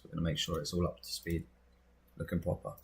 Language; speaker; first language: English; native; English